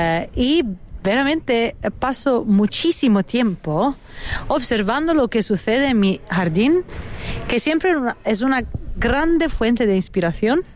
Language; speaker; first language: Spanish; non-native, fluent; Italian